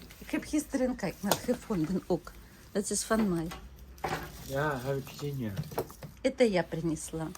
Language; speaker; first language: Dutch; non-native, learner; Ukrainian